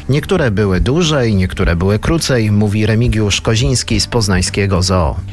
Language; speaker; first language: Polish; native; Polish